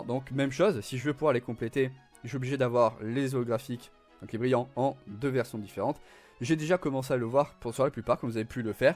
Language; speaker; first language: French; native; French